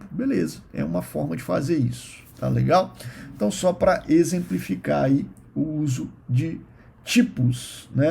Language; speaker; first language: Portuguese; native; Portuguese